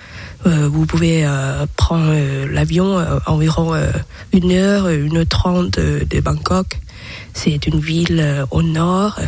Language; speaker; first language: French; non-native, fluent; Thai